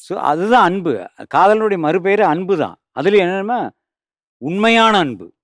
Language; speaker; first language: Tamil; native; Tamil